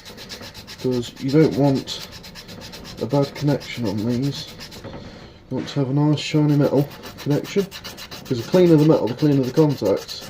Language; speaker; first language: English; native; English